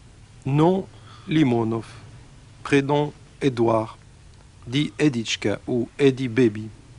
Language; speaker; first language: French; native; French